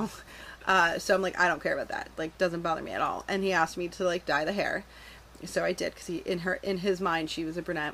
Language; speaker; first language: English; native; English